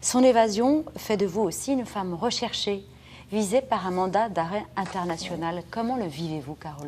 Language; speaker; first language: French; native; French